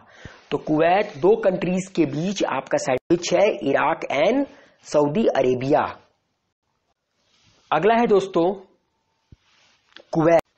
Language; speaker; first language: Hindi; native; Hindi